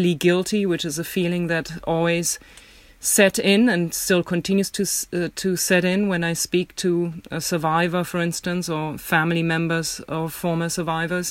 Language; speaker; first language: English; non-native, fluent; German